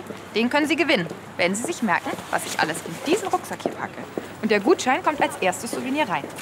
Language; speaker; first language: German; native; German